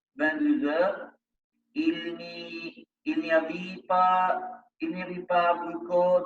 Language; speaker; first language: French; non-native, learner; Spanish